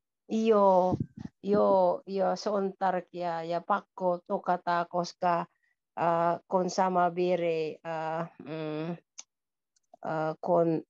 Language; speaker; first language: Finnish; non-native, learner; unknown